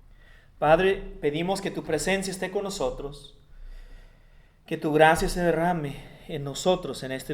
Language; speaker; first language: Spanish; non-native, fluent; English